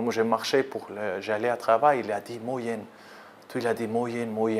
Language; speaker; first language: French; non-native, learner; Greek